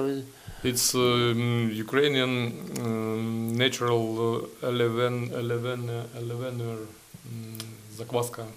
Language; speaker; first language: English; non-native, learner; Ukrainian